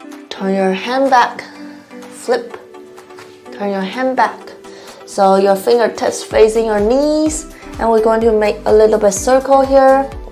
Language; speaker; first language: English; non-native, fluent; Chinese